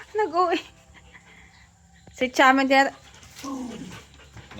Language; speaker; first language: Filipino; native; Filipino